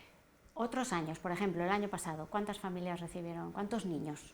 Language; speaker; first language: Spanish; native; Spanish